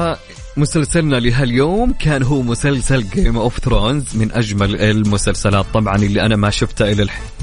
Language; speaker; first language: Arabic; native; Arabic